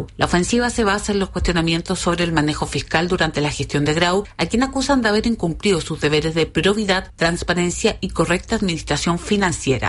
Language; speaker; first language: Spanish; native; Spanish